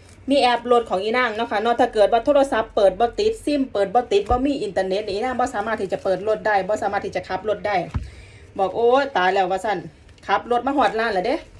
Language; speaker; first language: Thai; non-native, local second language; Northeastern Thai